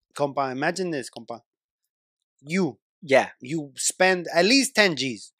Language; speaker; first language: English; native; English